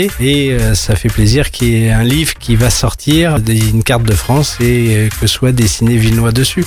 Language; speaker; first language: French; native; French